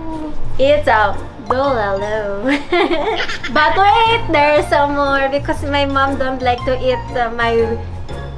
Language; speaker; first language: English; non-native, local second language; Filipino